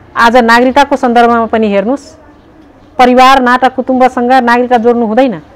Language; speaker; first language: Nepali; non-native, local second language; Rana Tharu